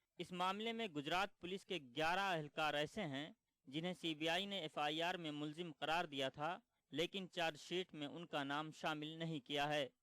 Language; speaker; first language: Urdu; native; Urdu